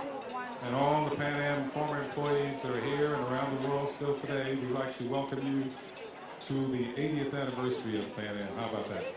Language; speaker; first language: English; native; English